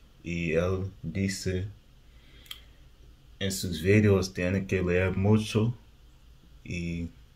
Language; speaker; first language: Spanish; non-native, learner; English